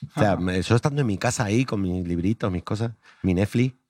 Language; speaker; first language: Spanish; native; Spanish